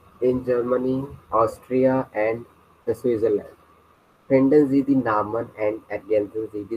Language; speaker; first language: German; non-native, fluent; Hindi